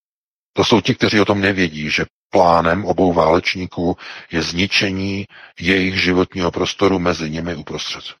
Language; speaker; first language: Czech; native; Czech